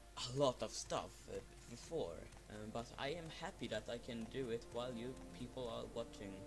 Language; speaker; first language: English; non-native, fluent; Swedish